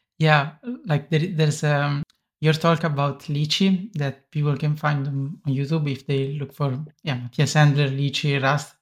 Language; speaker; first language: English; non-native, fluent; Italian